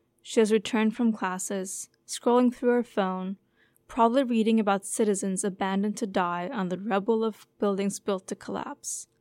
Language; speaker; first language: English; non-native, fluent; Turkish